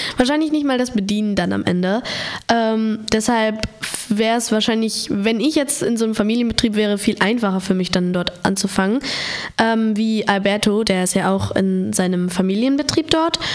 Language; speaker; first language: German; native; German